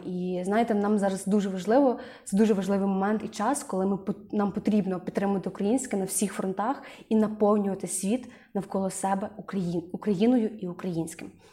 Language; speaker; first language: Ukrainian; native; Ukrainian